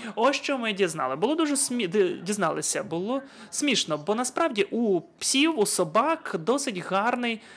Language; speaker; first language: Ukrainian; non-native, fluent; Dutch